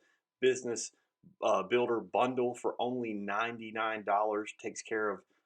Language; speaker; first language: English; native; English